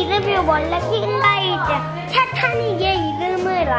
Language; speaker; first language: Korean; early bilingual, heritage; Korean